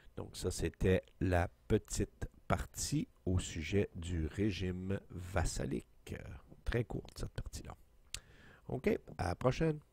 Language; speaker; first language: French; native; French